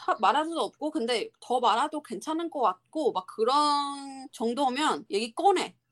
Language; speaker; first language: Korean; non-native, fluent; Chinese